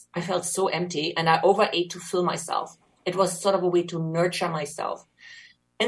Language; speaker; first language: English; non-native, fluent; German